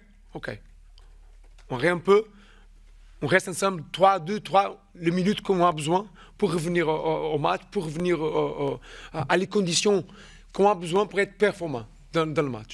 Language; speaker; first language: French; non-native, fluent; Portuguese